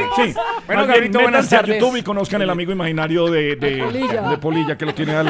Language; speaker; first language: Spanish; native; Spanish